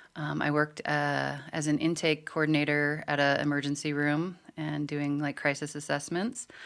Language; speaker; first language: English; native; English